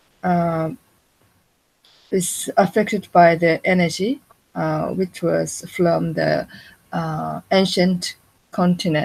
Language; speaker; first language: English; non-native, learner; Japanese